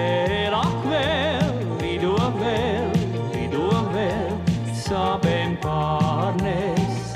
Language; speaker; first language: Latvian; native; Latvian